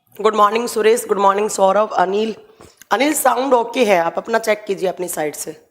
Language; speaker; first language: Hindi; native; Hindi